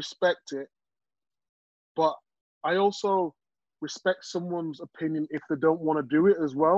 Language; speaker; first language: English; native; English